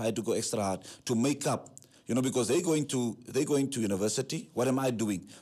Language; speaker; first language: English; non-native, local second language; Afrikaans